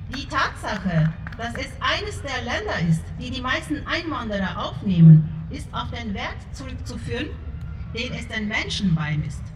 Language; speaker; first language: German; early bilingual, other home language; Turkish